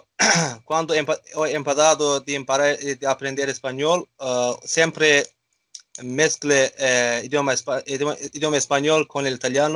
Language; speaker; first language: Spanish; non-native, learner; Azerbaijani